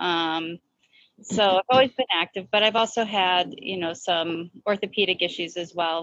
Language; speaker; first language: English; native; English